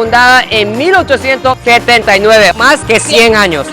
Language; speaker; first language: Spanish; non-native, fluent; English